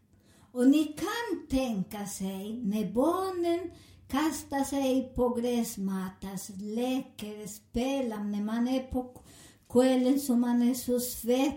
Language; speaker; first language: Swedish; non-native, learner; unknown